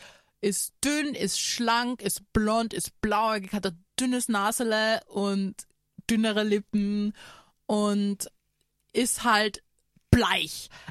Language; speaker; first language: German; native; German